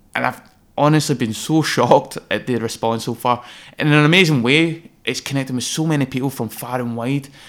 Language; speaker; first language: English; native; English